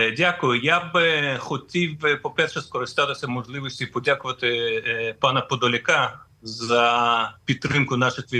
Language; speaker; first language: Ukrainian; non-native, fluent; Russian